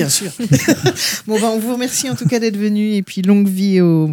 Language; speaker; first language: French; native; French